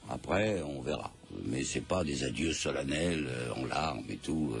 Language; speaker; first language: French; native; French